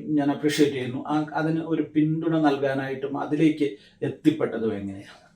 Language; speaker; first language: Malayalam; native; Malayalam